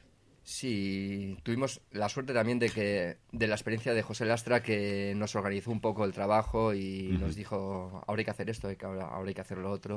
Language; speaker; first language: Spanish; native; Spanish